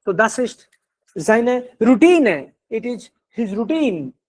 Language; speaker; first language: German; non-native, learner; Hindi